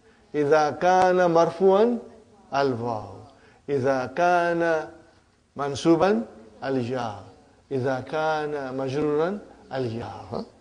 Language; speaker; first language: Arabic; non-native, fluent; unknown